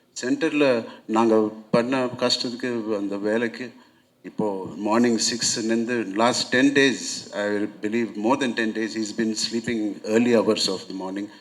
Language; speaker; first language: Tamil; non-native, local second language; Telugu